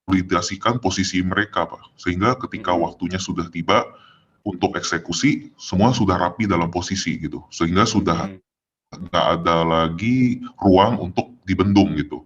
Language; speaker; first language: Indonesian; native; Indonesian